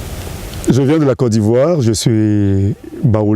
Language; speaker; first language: French; non-native, local second language; Baoulé